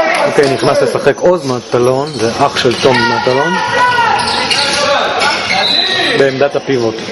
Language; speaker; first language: Hebrew; native; Hebrew